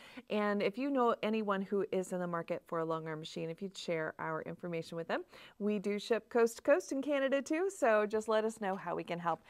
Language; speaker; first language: English; native; English